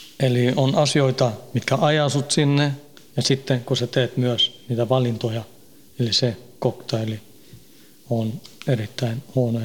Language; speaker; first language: Finnish; early bilingual, heritage; Finnish